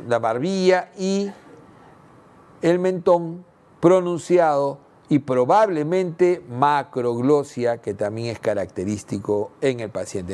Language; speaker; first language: Spanish; native; Spanish